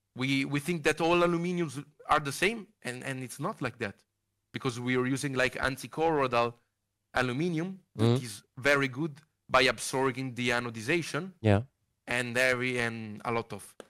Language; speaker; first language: English; non-native, fluent; Italian